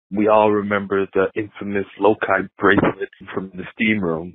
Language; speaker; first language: English; native; English